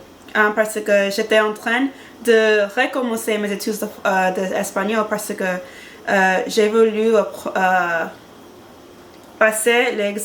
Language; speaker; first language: French; non-native, learner; English